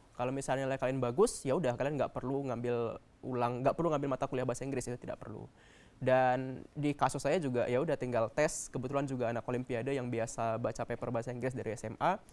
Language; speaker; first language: Indonesian; native; Indonesian